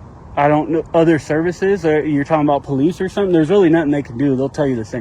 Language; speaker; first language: English; native; English